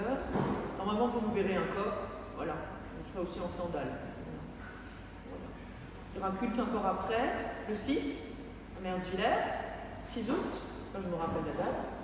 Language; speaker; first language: French; native; French